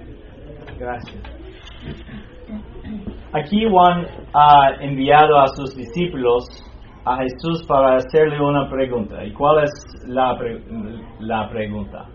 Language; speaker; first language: Spanish; non-native, fluent; English